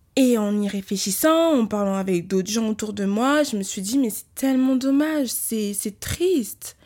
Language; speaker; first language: French; early bilingual, other home language; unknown